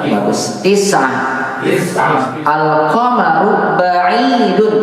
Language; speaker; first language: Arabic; non-native, fluent; Indonesian